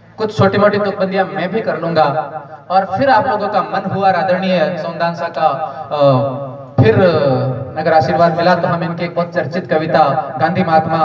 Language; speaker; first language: Hindi; native; Hindi